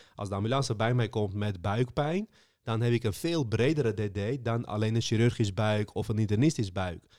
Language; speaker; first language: Dutch; early bilingual, other home language; Armenian